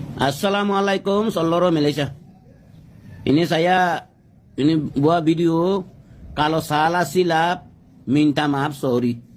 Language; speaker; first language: Malay; non-native, learner; Bangla